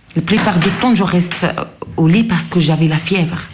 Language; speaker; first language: French; non-native, local second language; Arabic